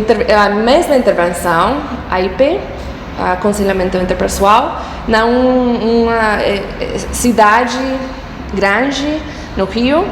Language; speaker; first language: Portuguese; non-native, fluent; English